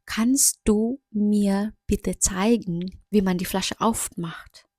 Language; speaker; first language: German; non-native, fluent; Indonesian